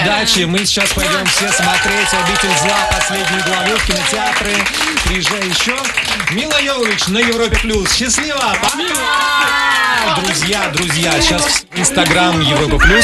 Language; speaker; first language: Russian; native; Russian